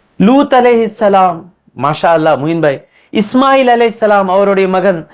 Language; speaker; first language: Tamil; non-native, local second language; Urdu